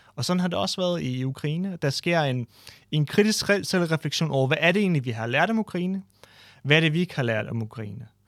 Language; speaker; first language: Danish; non-native, fluent; Ukrainian